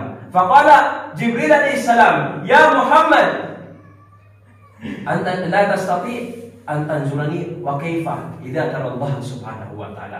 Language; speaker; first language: Arabic; non-native, learner; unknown